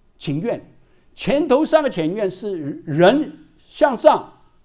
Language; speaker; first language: Chinese; non-native, local second language; Cantonese